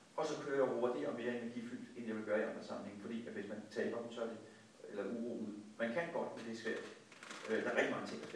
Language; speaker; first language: Danish; native; Danish